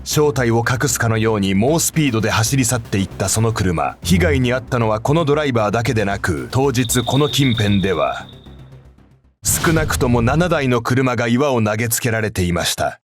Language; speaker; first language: Japanese; native; Japanese